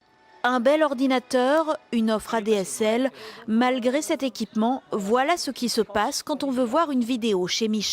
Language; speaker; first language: French; native; French